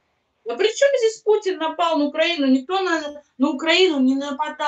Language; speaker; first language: Russian; native; Russian